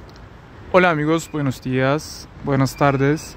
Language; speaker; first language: Spanish; non-native, fluent; Turkish